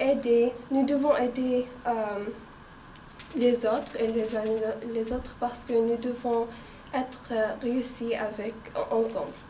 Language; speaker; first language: French; non-native, learner; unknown